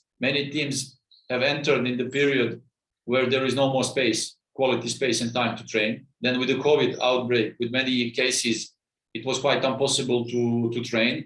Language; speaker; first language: English; non-native, fluent; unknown